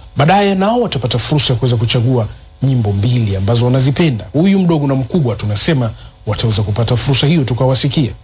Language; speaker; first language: Swahili; native; Swahili